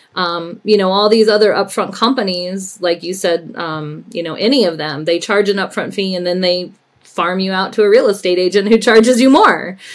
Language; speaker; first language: English; native; English